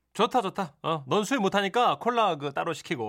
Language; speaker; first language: Korean; native; Korean